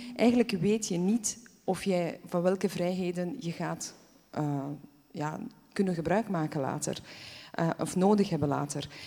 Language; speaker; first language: Dutch; early bilingual, other home language; Polish